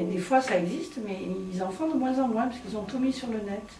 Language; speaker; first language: French; native; French